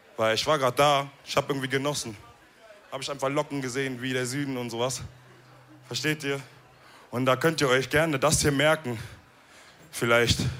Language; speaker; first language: German; early bilingual, other home language; Wolof